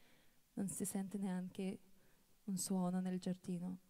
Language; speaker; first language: Italian; non-native, fluent; Russian